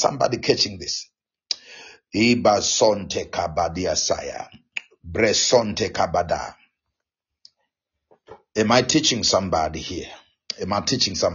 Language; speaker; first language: English; non-native, local second language; Shona